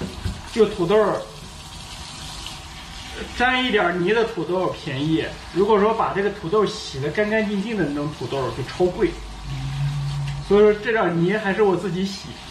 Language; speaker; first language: Chinese; native; Chinese